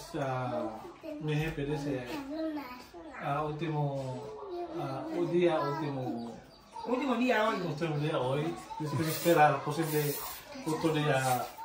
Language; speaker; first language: Spanish; non-native, learner; Filipino